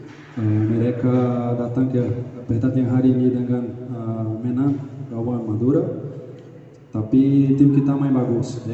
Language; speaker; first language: Indonesian; non-native, fluent; Portuguese